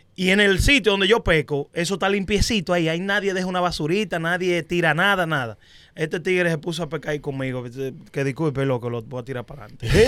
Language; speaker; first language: Spanish; native; Spanish